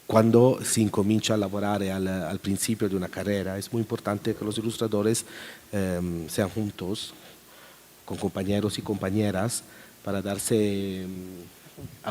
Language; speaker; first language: Spanish; non-native, learner; Italian